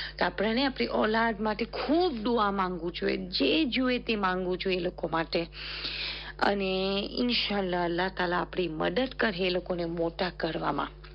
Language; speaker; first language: Gujarati; early bilingual, heritage; Gujarati